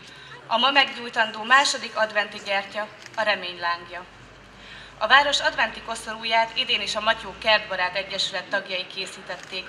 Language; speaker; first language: Hungarian; native; Hungarian